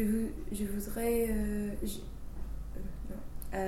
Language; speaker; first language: French; non-native, fluent; English